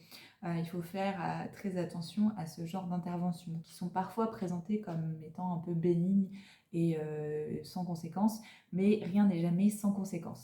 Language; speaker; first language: French; native; French